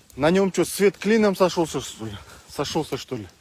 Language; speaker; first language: Russian; non-native, local second language; Kyrgyz